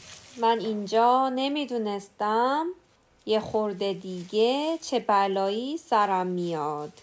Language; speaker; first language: Persian; non-native, learner; Korean